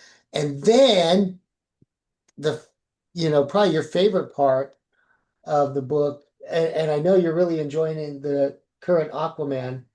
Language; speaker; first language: English; native; English